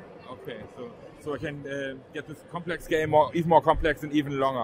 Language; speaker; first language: English; non-native, fluent; German